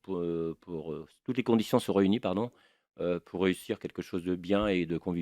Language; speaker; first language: French; native; French